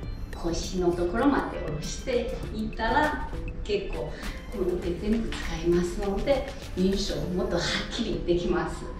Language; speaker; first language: Japanese; non-native, fluent; Chinese